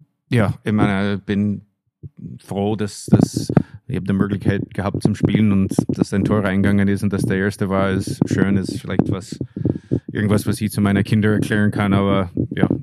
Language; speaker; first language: German; non-native, fluent; English